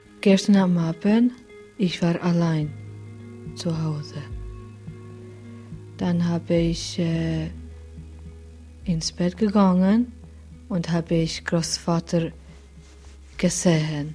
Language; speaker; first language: German; non-native, learner; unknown